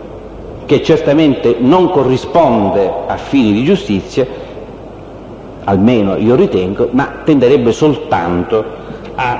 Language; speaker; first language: Italian; native; Italian